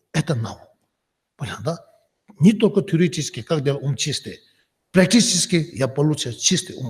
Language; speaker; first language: Russian; non-native, learner; Tibetan